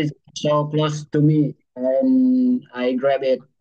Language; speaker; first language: English; non-native, learner; Indonesian